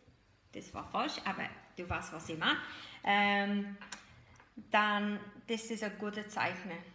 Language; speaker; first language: German; non-native, fluent; English